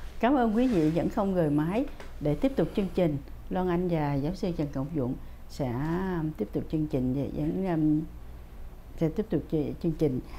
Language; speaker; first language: Vietnamese; native; Vietnamese